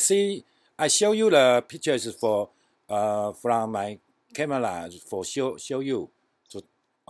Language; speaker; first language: English; non-native, learner; Chinese